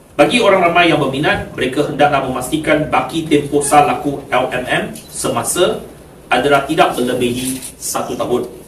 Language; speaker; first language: Malay; non-native, local second language; Chinese